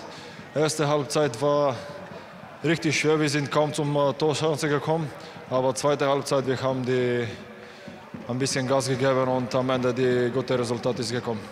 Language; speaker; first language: German; non-native, fluent; Bulgarian